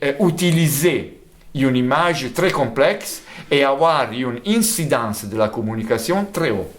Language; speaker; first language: French; non-native, fluent; Italian